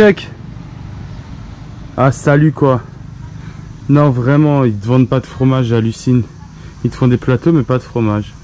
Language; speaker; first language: French; native; French